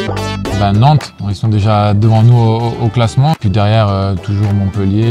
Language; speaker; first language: French; native; French